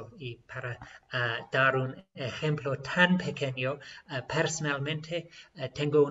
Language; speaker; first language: Spanish; non-native, fluent; English